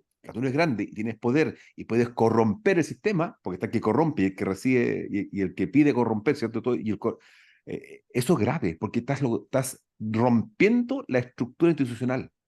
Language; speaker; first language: Spanish; native; Spanish